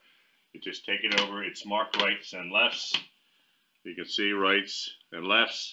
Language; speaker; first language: English; native; English